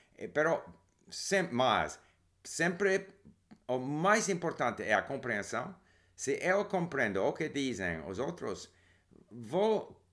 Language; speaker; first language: Portuguese; non-native, learner; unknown